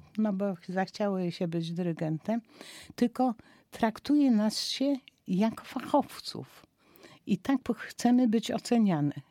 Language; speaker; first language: Polish; native; Polish